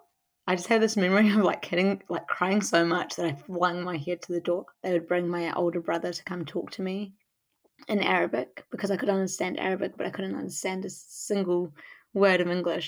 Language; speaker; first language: English; native; English